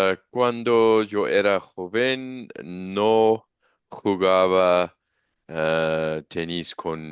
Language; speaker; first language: Spanish; non-native, learner; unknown